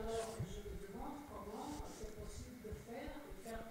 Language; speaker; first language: French; non-native, fluent; Portuguese